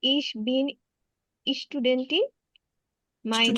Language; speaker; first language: German; non-native, learner; Bangla